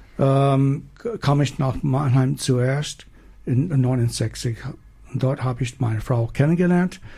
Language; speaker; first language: German; non-native, fluent; English